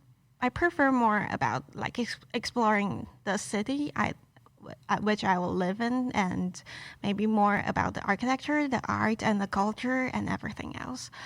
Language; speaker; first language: English; non-native, local second language; Chinese